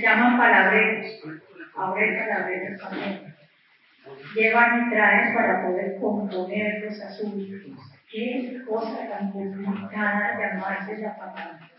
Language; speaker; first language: Spanish; native; Spanish